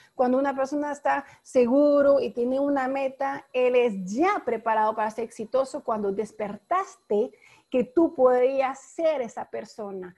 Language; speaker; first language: Spanish; non-native, fluent; French